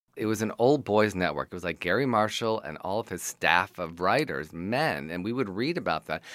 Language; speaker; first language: English; native; English